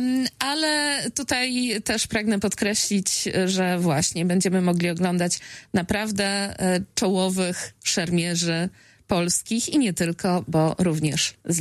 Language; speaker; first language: Polish; native; Polish